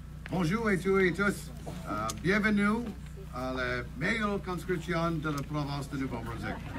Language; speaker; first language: French; non-native, learner; English